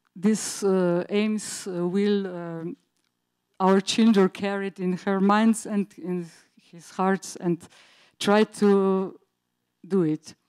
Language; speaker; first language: English; non-native, learner; Slovenian